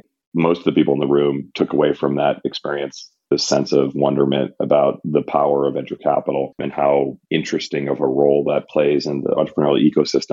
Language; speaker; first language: English; native; English